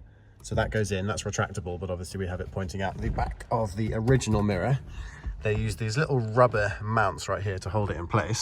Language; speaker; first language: English; native; English